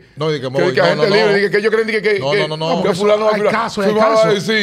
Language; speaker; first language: Spanish; native; Spanish